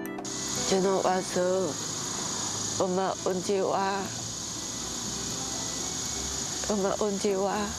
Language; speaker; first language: Korean; non-native, learner; Vietnamese